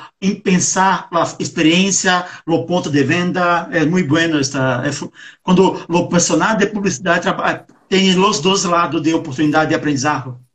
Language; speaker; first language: Portuguese; non-native, learner; Spanish